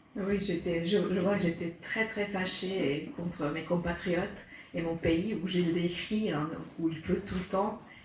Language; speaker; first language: French; non-native, fluent; Serbian